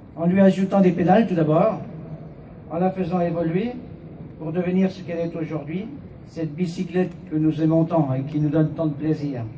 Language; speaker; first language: French; native; French